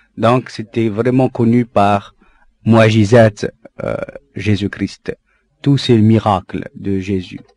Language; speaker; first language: French; non-native, local second language; Arabic